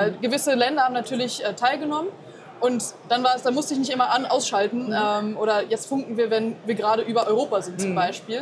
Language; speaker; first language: German; native; German